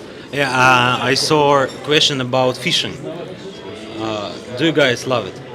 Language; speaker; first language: English; non-native, learner; Russian